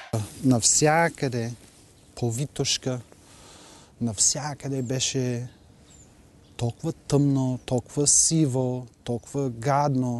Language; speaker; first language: Bulgarian; non-native, fluent; English